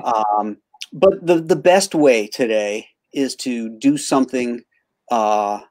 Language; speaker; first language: English; native; English